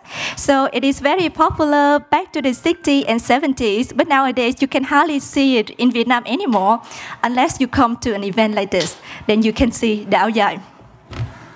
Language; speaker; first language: English; non-native, fluent; Vietnamese